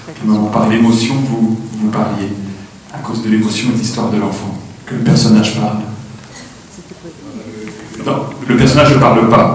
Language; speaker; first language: French; native; French